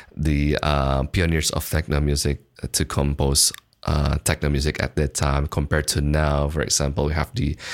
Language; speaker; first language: English; non-native, fluent; Indonesian